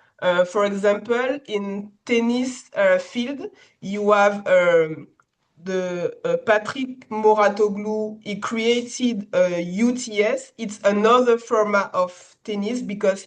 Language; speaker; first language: English; non-native, learner; French